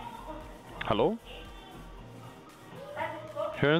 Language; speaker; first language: German; non-native, learner; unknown